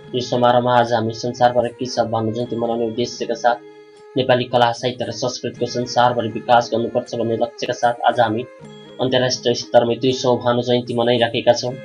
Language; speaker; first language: Nepali; native; Nepali